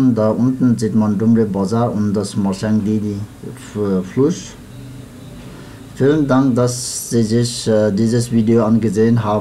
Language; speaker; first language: German; non-native, fluent; Nepali